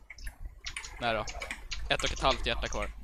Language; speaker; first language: Swedish; native; Swedish